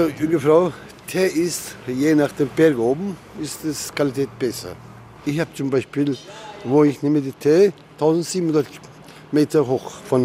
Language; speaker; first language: German; non-native, learner; Turkish